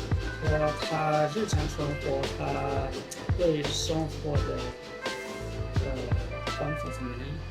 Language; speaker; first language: Chinese; non-native, learner; Spanish